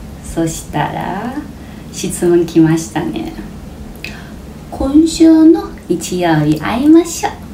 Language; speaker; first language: Japanese; non-native, learner; Chinese